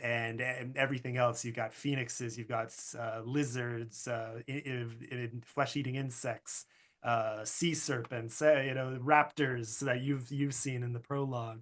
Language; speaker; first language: English; native; English